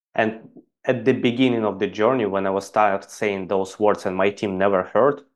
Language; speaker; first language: English; non-native, fluent; Ukrainian